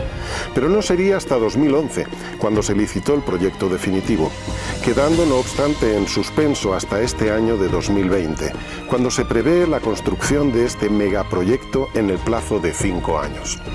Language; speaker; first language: Spanish; native; Spanish